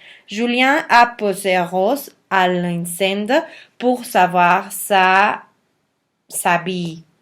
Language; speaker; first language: French; non-native, learner; Spanish